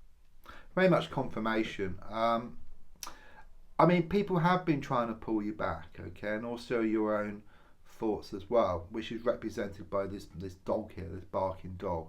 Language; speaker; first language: English; native; English